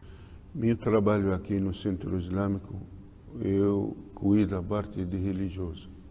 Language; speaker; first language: Portuguese; non-native, learner; Arabic